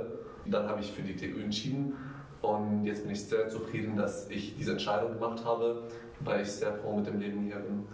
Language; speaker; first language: German; non-native, fluent; Arabic